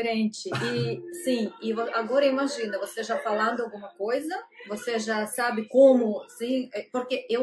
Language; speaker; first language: Portuguese; non-native, fluent; Russian